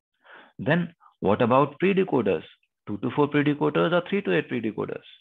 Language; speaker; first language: English; non-native, local second language; Hindi